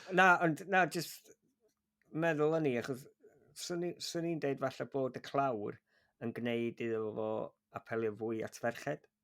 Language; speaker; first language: Welsh; native; Welsh